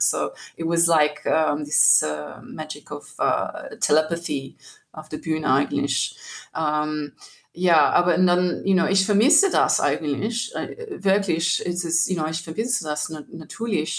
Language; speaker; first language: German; non-native, learner; English